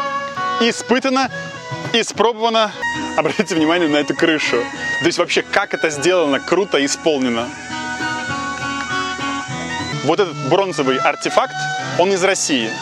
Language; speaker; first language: Russian; native; Russian